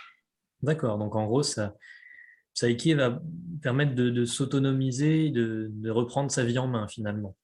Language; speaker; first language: French; native; French